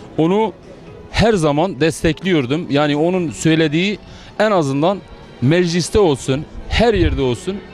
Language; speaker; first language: Turkish; non-native, local second language; Kurdish